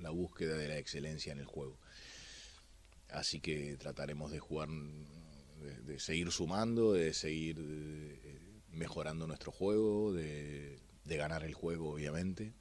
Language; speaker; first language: Spanish; native; Spanish